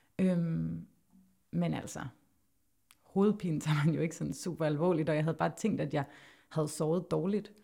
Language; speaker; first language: Danish; native; Danish